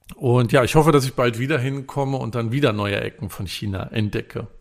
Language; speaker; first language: German; native; German